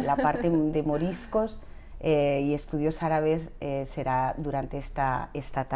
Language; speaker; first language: Spanish; native; Spanish